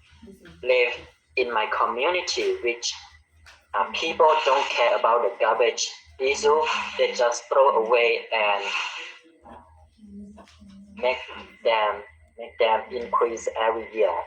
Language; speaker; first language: English; non-native, learner; Khmer